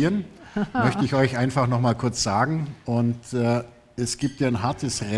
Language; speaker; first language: German; native; German